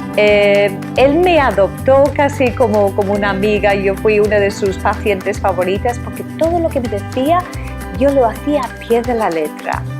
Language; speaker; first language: Spanish; non-native, fluent; English